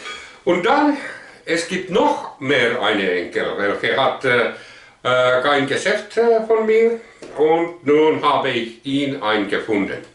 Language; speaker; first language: German; non-native, learner; Finnish